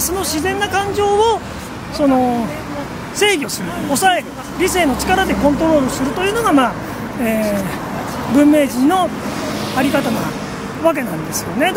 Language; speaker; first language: Japanese; native; Japanese